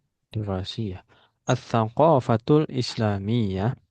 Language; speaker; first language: Arabic; non-native, fluent; Indonesian